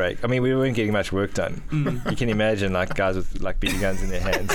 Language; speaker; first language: English; native; English